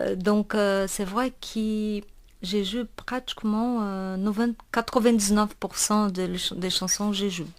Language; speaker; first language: French; non-native, fluent; Portuguese